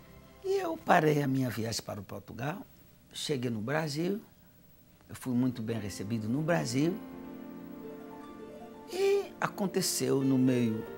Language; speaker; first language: Portuguese; non-native, fluent; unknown